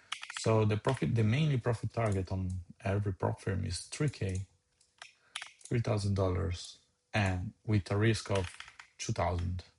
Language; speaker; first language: English; non-native, fluent; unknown